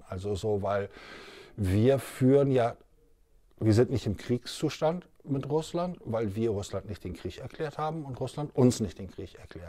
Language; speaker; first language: German; native; German